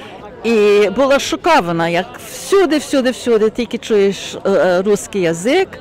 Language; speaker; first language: Ukrainian; early bilingual, heritage; Ukrainian